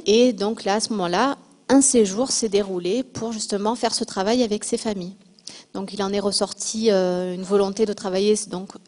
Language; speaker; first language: French; native; French